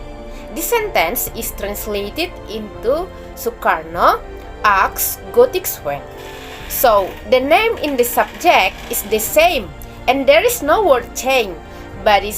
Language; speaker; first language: English; non-native, learner; Indonesian